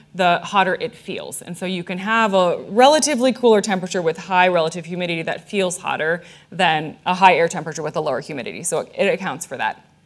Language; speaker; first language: English; native; English